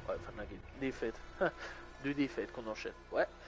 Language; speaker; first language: French; native; French